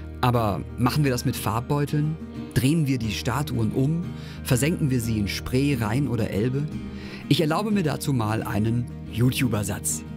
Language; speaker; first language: German; native; German